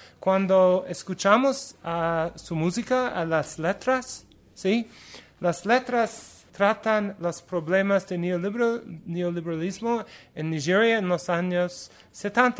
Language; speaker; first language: Spanish; non-native, learner; English